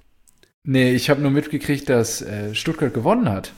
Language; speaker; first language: German; native; German